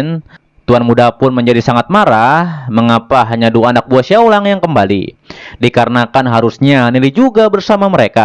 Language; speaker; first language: Indonesian; native; Indonesian